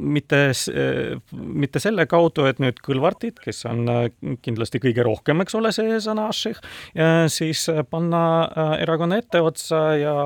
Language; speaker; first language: Estonian; non-native, local second language; Russian